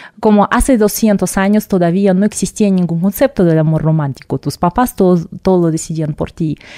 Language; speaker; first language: Spanish; non-native, fluent; Russian